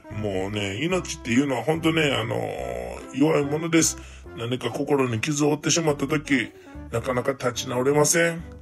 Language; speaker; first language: Japanese; native; Japanese